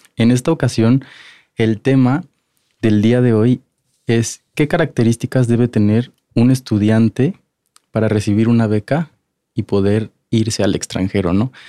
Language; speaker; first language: Spanish; native; Spanish